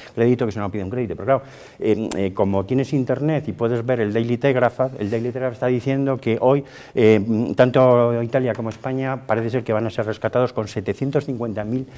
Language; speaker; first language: Spanish; native; Spanish